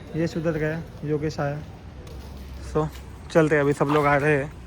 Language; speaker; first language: Hindi; non-native, local second language; Marathi